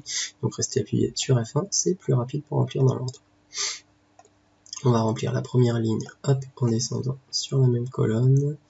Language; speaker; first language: French; native; French